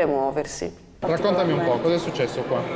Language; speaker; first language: Italian; native; Italian